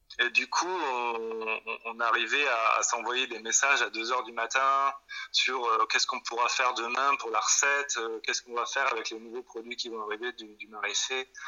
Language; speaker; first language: French; native; French